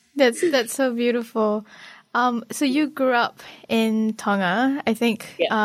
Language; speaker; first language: English; non-native, local second language; Malay